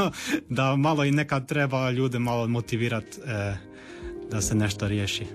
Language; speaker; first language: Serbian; early bilingual, heritage; Serbian